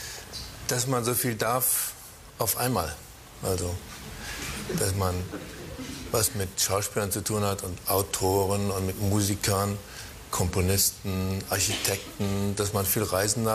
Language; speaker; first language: German; native; German